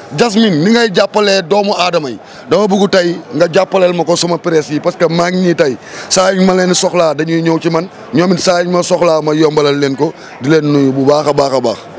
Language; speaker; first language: Wolof; native; Wolof